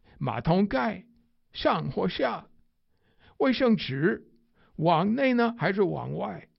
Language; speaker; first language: Chinese; non-native, fluent; English